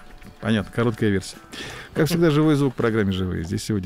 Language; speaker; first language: Russian; native; Russian